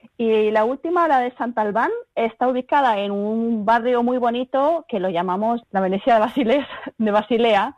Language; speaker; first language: Spanish; early bilingual, other home language; German